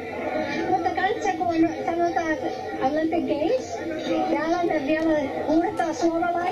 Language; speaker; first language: Finnish; early bilingual, heritage; English